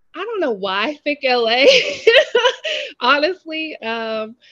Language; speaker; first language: English; native; English